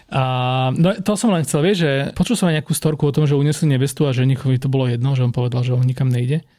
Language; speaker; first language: Slovak; native; Slovak